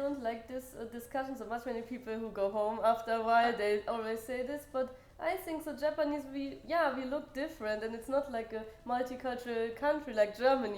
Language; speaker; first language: English; non-native, fluent; German